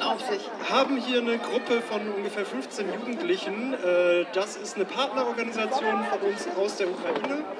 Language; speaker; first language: German; native; German